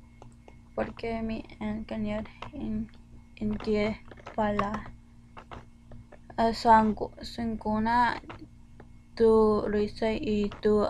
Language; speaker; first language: Spanish; non-native, learner; English